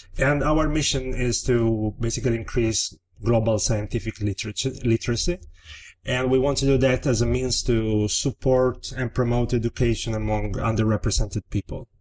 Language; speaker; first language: English; non-native, fluent; Italian